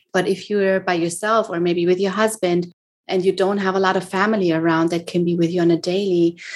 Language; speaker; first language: English; non-native, fluent; German